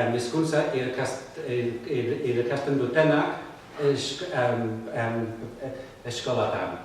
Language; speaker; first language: Basque; non-native, fluent; English